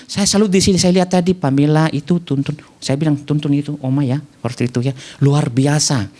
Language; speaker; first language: Indonesian; non-native, local second language; Nias